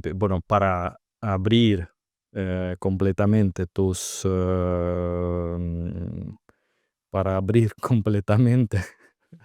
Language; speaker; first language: Spanish; non-native, fluent; Russian